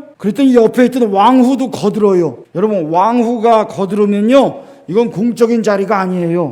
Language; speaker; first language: Korean; native; Korean